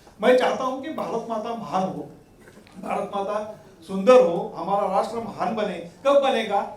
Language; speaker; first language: Hindi; non-native, local second language; Marathi